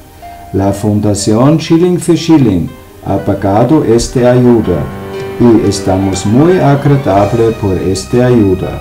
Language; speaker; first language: Spanish; non-native, learner; German